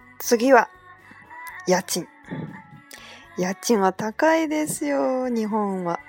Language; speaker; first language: Japanese; non-native, fluent; Chinese